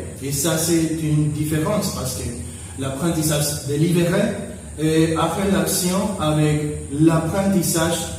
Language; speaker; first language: French; non-native, learner; Spanish